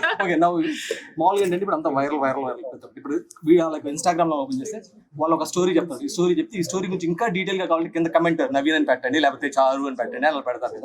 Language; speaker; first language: Telugu; native; Telugu